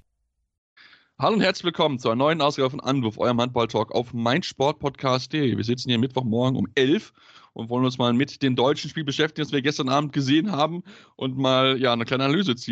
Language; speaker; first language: German; native; German